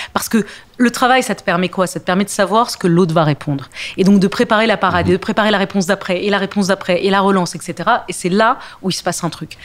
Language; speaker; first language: French; early bilingual, other home language; Arabic